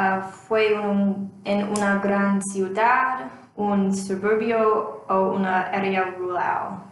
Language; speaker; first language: Spanish; non-native, learner; English